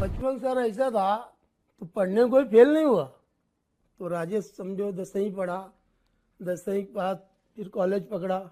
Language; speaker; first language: Hindi; native; Hindi